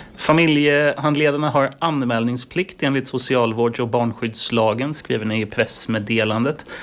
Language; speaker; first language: Swedish; native; Swedish